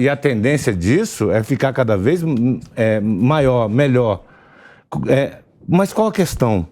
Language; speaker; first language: Portuguese; native; Portuguese